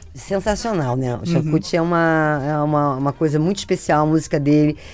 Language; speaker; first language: Portuguese; native; Portuguese